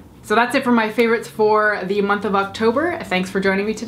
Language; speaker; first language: English; native; English